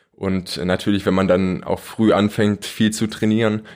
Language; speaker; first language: German; native; German